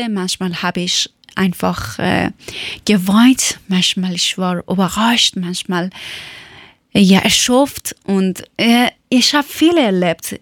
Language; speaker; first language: German; non-native, learner; Persian